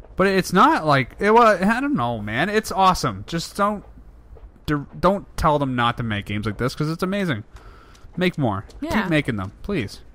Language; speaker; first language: English; native; English